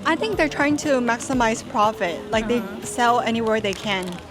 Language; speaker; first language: English; native; English